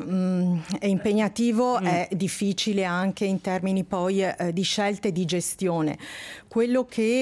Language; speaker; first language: Italian; native; Italian